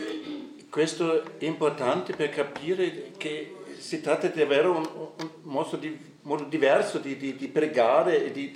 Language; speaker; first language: Italian; non-native, fluent; German